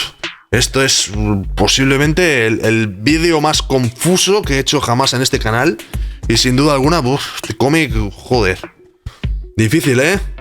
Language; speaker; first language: Spanish; native; Spanish